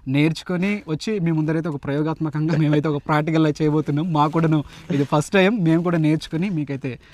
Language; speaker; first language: Telugu; native; Telugu